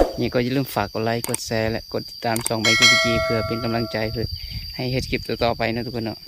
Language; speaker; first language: Thai; non-native, local second language; Northeastern Thai